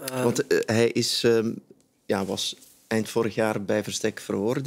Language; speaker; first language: Dutch; native; Dutch